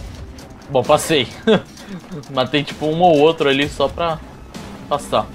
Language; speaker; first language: Portuguese; native; Portuguese